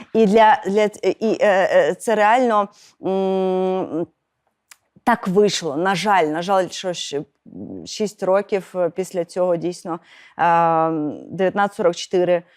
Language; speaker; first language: Ukrainian; non-native, local second language; Russian